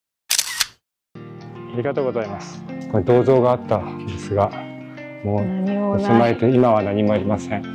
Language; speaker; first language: Japanese; native; Japanese